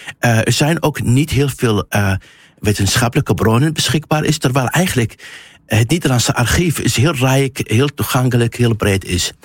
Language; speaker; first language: Dutch; non-native, fluent; Arabic